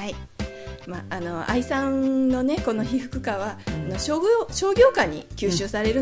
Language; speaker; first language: Japanese; native; Japanese